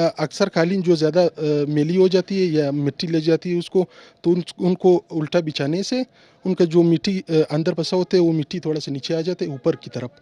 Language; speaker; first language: Urdu; non-native, local second language; Pashto